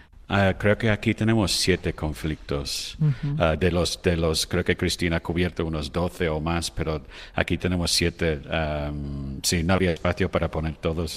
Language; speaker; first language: Spanish; non-native, fluent; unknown